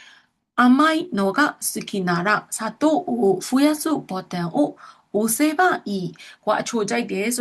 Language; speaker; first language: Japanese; non-native, fluent; Burmese